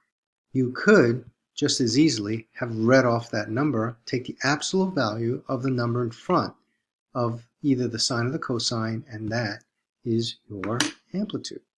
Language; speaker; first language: English; native; English